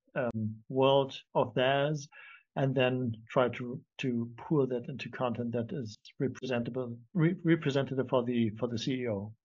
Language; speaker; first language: English; non-native, fluent; German